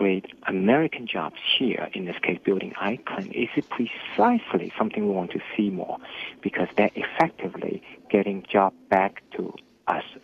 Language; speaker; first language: English; non-native, fluent; Chinese